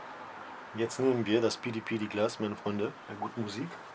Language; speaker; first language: German; early bilingual, other home language; Polish